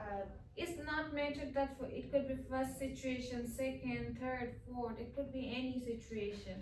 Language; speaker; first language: English; non-native, fluent; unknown